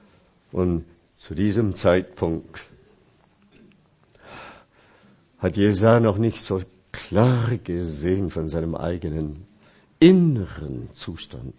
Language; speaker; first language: German; non-native, fluent; Chinese